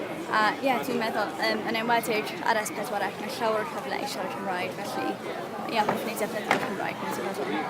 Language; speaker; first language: Welsh; non-native, local second language; English